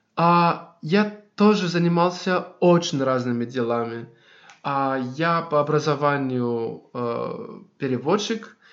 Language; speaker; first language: Russian; non-native, fluent; Greek